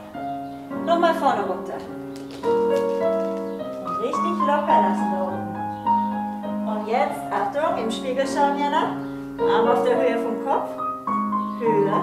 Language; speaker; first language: German; native; German